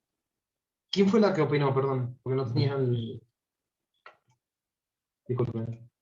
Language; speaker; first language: Spanish; native; Spanish